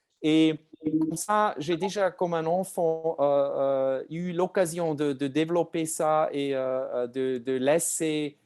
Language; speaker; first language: French; non-native, learner; German